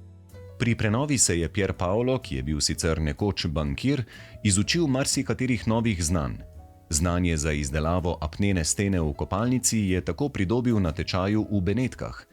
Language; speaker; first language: Slovenian; native; Slovenian